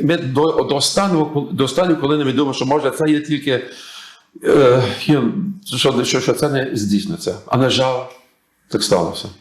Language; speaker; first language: Ukrainian; early bilingual, heritage; English